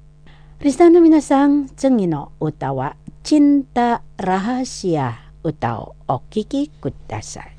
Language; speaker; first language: Japanese; non-native, learner; Indonesian